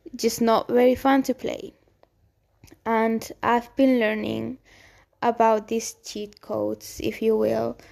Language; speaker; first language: English; non-native, fluent; Spanish